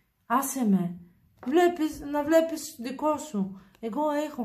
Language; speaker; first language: Greek; non-native, learner; Bulgarian